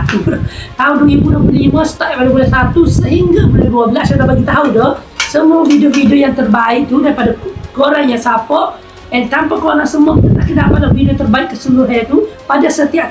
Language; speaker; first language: Malay; native; Malay